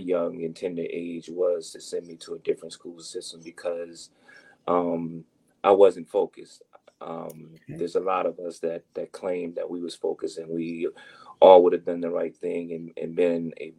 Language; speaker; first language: English; native; English